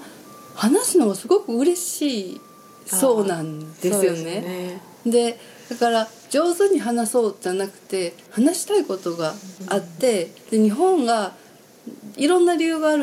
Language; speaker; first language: Japanese; native; Japanese